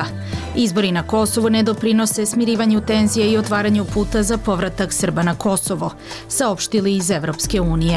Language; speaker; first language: Serbian; native; Serbian